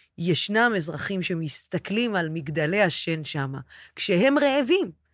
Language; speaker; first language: Hebrew; non-native, local second language; Arabic